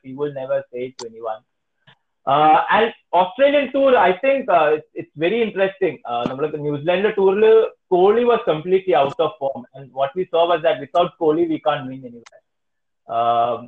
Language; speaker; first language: English; non-native, local second language; Malayalam